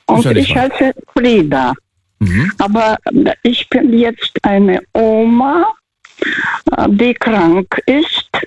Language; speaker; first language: German; non-native, fluent; Russian